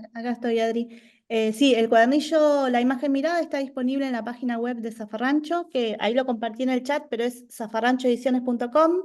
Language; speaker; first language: Spanish; native; Spanish